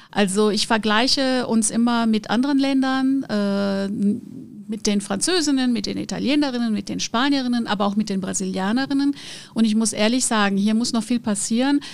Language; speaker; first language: German; non-native, fluent; Portuguese